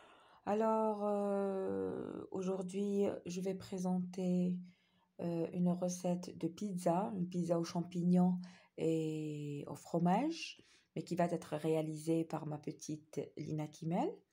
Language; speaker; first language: French; non-native, local second language; Arabic